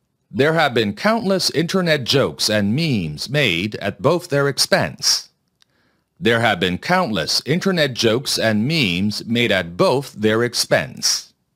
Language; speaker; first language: English; non-native, fluent; Korean